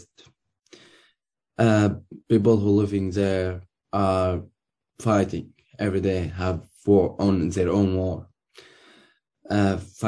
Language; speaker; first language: English; non-native, learner; Arabic